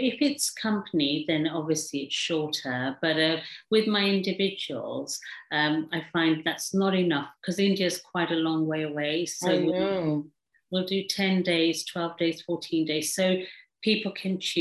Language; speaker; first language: English; early bilingual, other home language; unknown